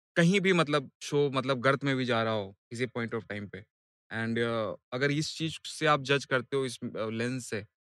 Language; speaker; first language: Hindi; native; Hindi